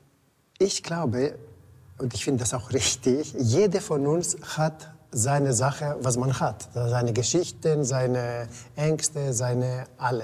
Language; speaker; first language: German; non-native, fluent; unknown